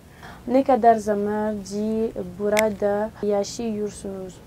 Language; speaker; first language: Turkish; non-native, learner; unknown